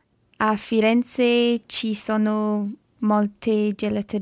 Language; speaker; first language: Italian; non-native, learner; English